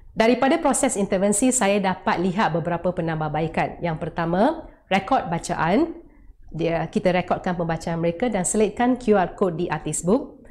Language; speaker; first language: Malay; non-native, local second language; Tamil